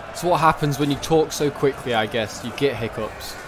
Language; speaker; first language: English; native; English